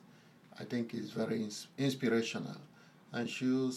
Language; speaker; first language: English; non-native, local second language; Igbo